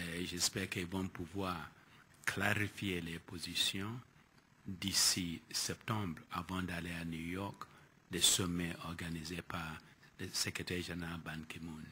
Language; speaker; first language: French; non-native, fluent; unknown